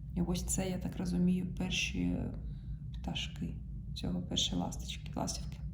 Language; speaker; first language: Ukrainian; non-native, local second language; Russian